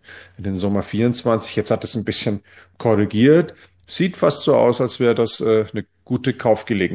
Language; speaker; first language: German; native; German